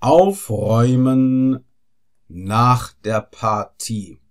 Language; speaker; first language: German; non-native, fluent; Arabic